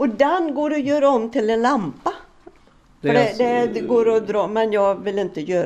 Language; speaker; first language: Swedish; native; Swedish